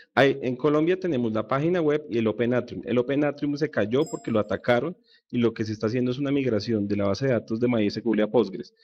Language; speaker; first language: Spanish; native; Spanish